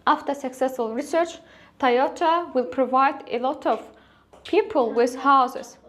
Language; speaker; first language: English; non-native, fluent; Azerbaijani